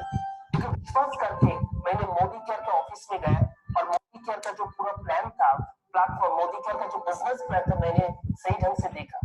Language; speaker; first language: Hindi; non-native, local second language; Bangla